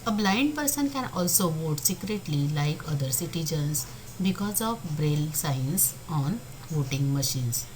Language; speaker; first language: English; non-native, local second language; Marathi